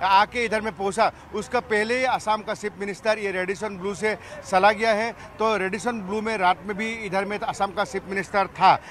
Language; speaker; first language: Hindi; non-native, local second language; Assamese